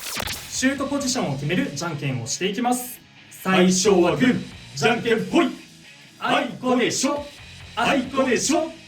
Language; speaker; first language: Japanese; native; Japanese